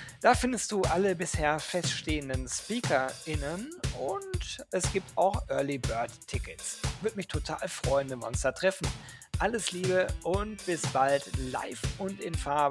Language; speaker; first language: German; native; German